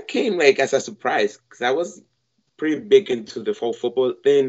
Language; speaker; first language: English; non-native, fluent; Spanish